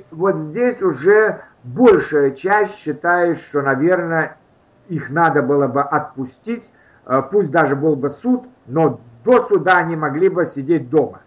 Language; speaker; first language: Russian; native; Russian